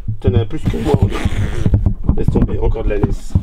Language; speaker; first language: French; native; French